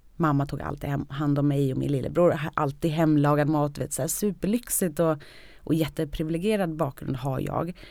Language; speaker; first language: Swedish; native; Swedish